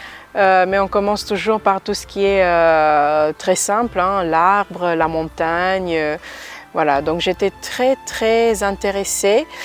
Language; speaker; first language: French; early bilingual, other home language; Romanian